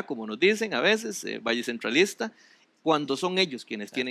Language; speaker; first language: Spanish; native; Spanish